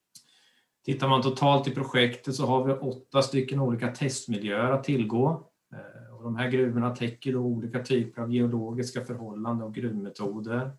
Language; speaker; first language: Swedish; native; Swedish